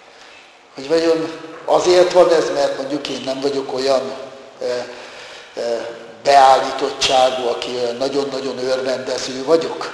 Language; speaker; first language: Hungarian; native; Hungarian